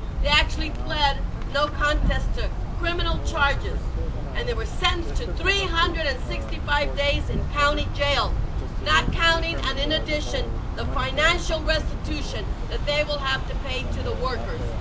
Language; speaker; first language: English; early bilingual, other home language; Spanish